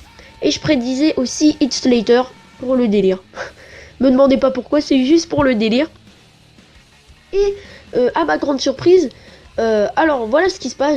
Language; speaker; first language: French; native; French